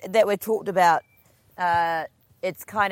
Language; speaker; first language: English; native; English